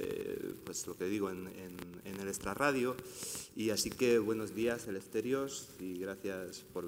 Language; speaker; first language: Spanish; native; Spanish